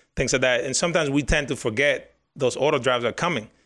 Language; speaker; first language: English; early bilingual, other home language; Spanish